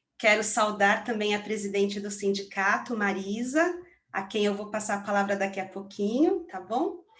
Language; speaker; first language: Portuguese; native; Portuguese